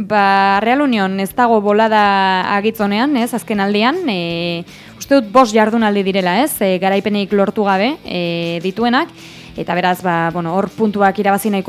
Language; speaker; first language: Basque; native; Basque